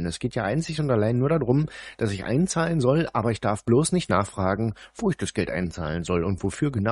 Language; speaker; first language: German; native; German